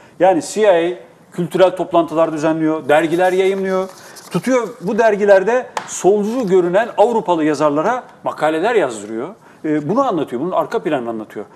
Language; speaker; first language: Turkish; native; Turkish